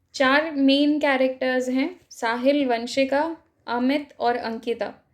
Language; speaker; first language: Hindi; native; Hindi